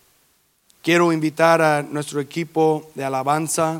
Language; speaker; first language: Spanish; early bilingual, heritage; English